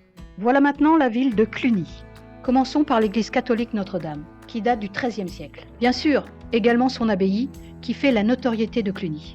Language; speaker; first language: French; native; French